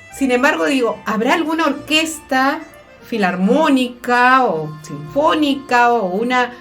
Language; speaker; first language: Spanish; native; Spanish